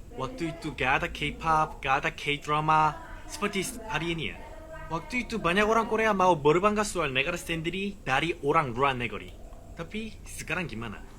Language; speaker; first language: Indonesian; non-native, fluent; Korean